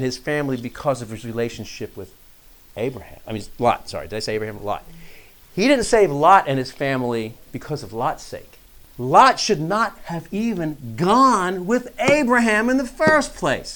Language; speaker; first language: English; native; English